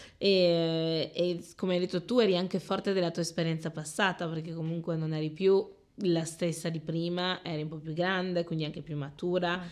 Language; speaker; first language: Italian; early bilingual, heritage; Italian